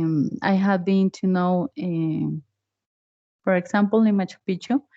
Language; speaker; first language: English; non-native, learner; Spanish